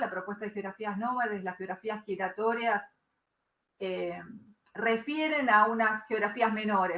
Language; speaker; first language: Spanish; native; Spanish